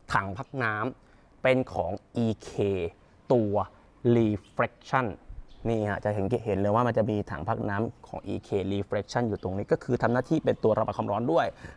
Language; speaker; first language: Thai; native; Thai